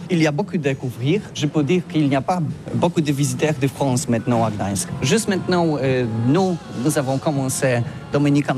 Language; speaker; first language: French; non-native, learner; Polish